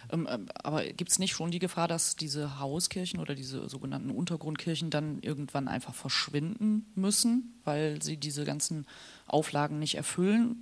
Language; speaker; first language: German; native; German